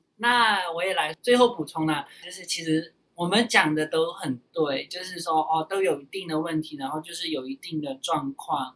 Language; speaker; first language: Chinese; early bilingual, heritage; Chinese